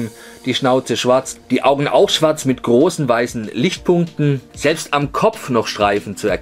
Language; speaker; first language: German; native; German